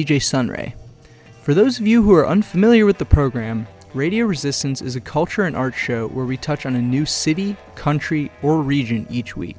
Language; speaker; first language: English; native; English